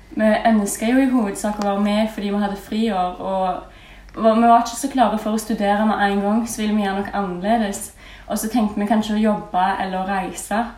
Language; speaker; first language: Norwegian; native; Norwegian